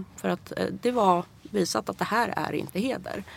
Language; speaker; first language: Swedish; early bilingual, other home language; Persian